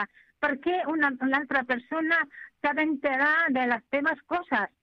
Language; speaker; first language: Catalan; non-native, fluent; Arabic